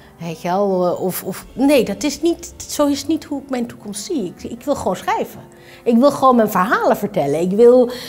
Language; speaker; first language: Dutch; early bilingual, other home language; Spanish